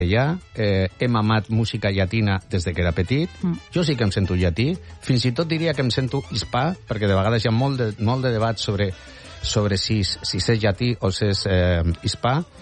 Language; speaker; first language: Catalan; non-native, fluent; Spanish